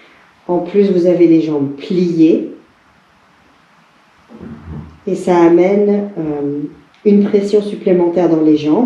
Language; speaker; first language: French; native; French